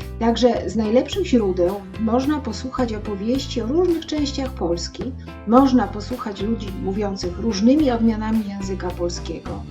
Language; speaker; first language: Polish; native; Polish